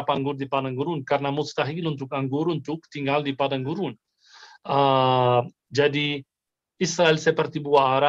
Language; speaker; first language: Indonesian; non-native, fluent; Arabic